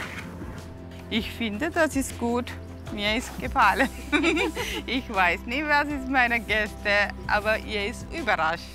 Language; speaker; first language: German; non-native, learner; Tamil